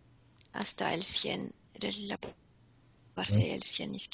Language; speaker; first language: Spanish; non-native, fluent; French